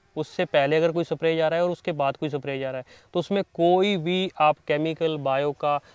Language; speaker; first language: Hindi; non-native, local second language; Punjabi